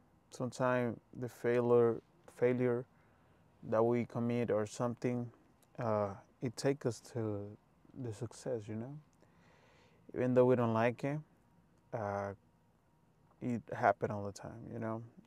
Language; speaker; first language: English; non-native, fluent; Spanish